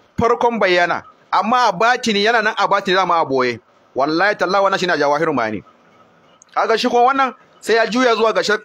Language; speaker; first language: Hausa; non-native, local second language; Kanuri